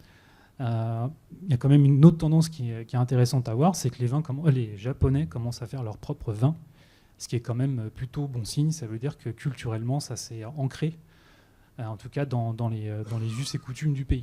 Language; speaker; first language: French; native; French